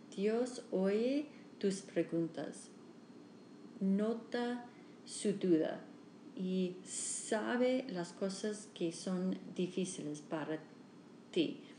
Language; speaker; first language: Spanish; non-native, learner; English